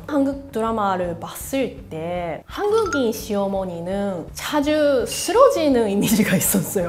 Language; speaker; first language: Korean; non-native, learner; Japanese